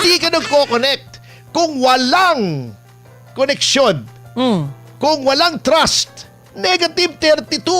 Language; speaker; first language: Filipino; native; Filipino